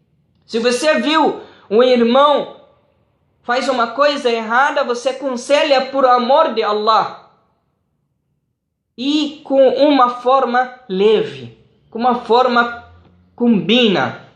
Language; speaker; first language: Portuguese; non-native, fluent; Arabic